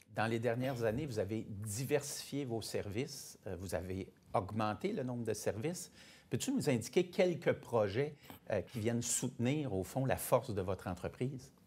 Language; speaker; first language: French; native; French